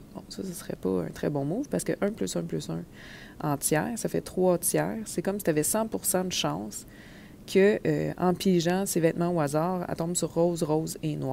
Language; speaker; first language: French; native; French